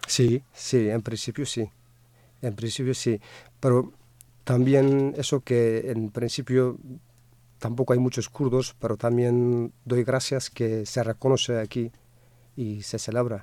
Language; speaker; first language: Spanish; non-native, fluent; Kurdish